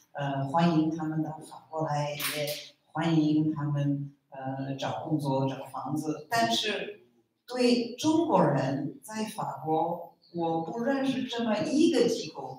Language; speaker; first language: Chinese; non-native, fluent; French